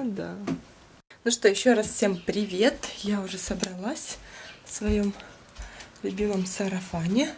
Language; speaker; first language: Russian; native; Russian